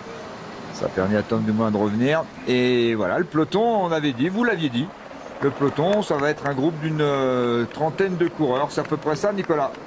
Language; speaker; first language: French; native; French